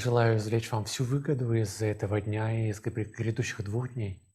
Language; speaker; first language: Russian; native; Russian